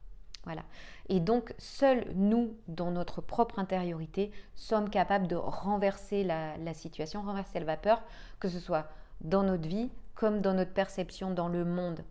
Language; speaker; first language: French; native; French